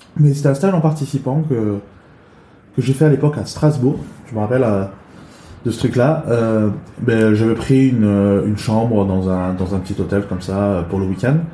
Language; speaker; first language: French; early bilingual, other home language; Chinese